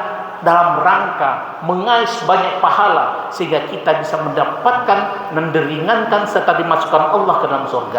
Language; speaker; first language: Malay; non-native, local second language; Minangkabau